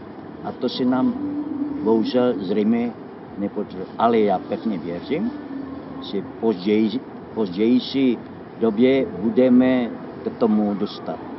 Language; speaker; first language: Czech; non-native, fluent; Indonesian